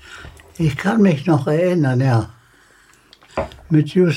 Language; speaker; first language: German; early bilingual, heritage; German